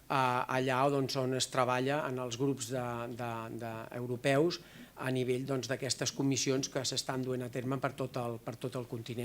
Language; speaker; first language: Catalan; native; Catalan